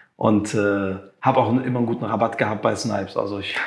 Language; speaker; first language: German; non-native, local second language; French